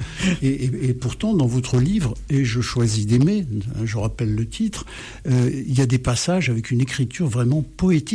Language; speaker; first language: French; native; French